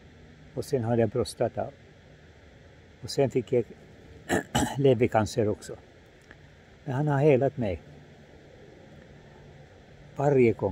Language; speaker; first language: Swedish; non-native, fluent; Finnish